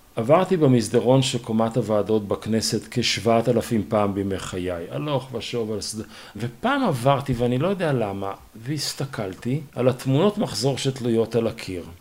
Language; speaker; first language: Hebrew; native; Hebrew